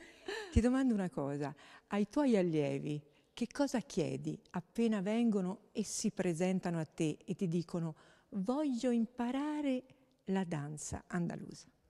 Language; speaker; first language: Italian; native; Italian